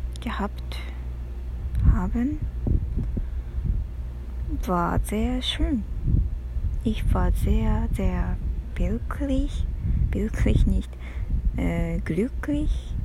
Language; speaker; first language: German; non-native, learner; Japanese